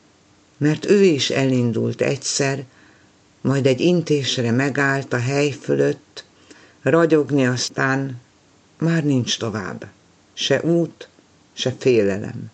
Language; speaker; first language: Hungarian; native; Hungarian